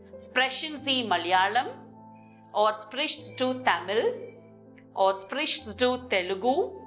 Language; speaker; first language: German; non-native, learner; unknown